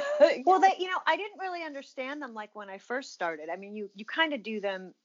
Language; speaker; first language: English; native; English